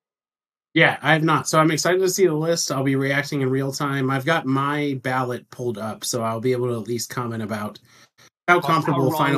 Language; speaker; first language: English; native; English